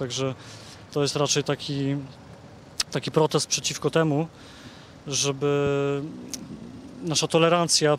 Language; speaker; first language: Polish; native; Polish